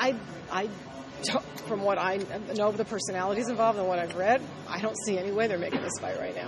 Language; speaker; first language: English; native; English